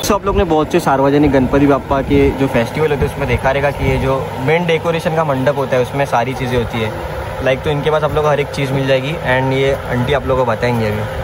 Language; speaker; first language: Hindi; non-native, local second language; Marathi